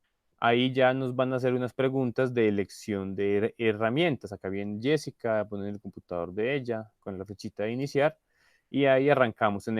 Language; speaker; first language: Spanish; native; Spanish